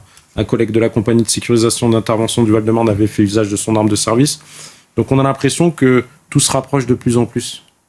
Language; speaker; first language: French; native; French